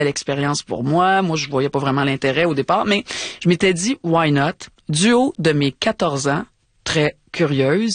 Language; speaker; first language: French; native; French